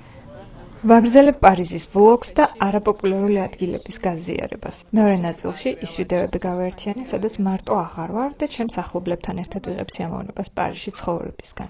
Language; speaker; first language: Georgian; native; Georgian